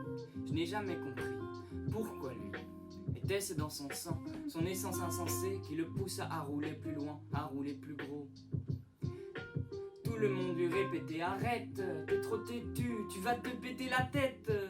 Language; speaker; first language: French; native; French